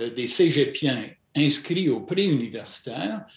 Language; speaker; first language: French; non-native, fluent; English